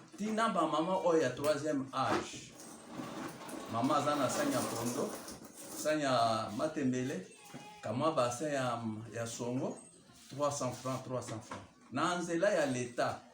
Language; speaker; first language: Lingala; non-native, local second language; Luba-Lulua